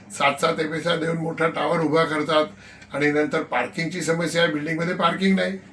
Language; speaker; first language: Marathi; non-native, local second language; Gujarati